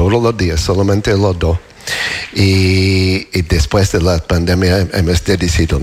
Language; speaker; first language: Spanish; non-native, fluent; English